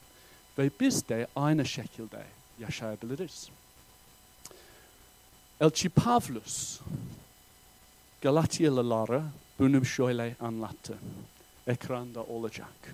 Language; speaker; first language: Turkish; non-native, fluent; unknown